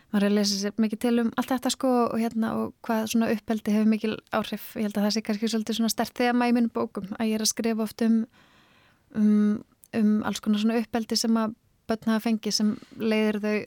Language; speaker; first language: Icelandic; native; Icelandic